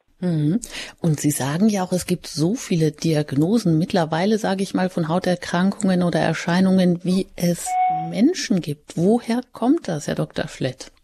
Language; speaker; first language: German; native; German